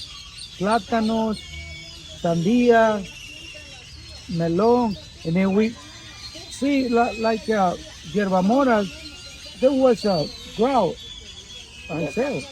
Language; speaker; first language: English; non-native, learner; Spanish